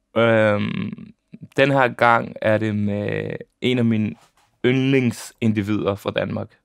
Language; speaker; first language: Danish; early bilingual, other home language; Serbian